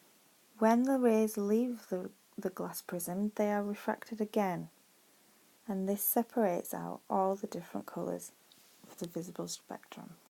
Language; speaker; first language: English; native; English